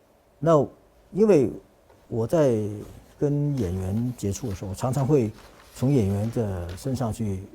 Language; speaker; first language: Chinese; non-native, fluent; Cantonese